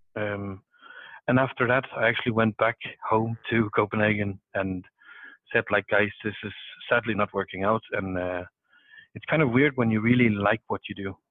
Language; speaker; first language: English; non-native, fluent; Danish